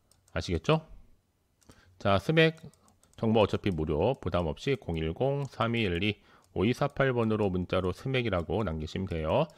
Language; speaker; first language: Korean; native; Korean